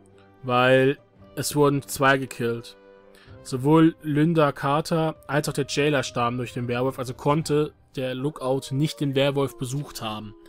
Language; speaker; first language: German; native; German